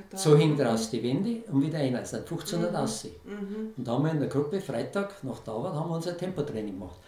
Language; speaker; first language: German; native; German